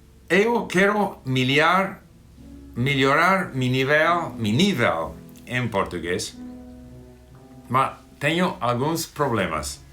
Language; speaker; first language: Portuguese; non-native, fluent; English